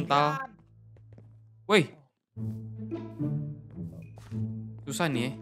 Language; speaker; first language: Indonesian; native; Indonesian